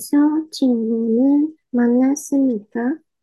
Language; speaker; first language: Korean; non-native, learner; Chinese